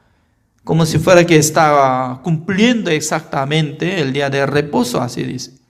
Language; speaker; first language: Spanish; non-native, fluent; Korean